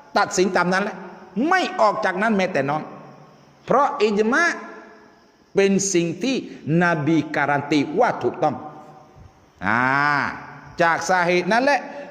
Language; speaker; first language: Thai; non-native, local second language; Malay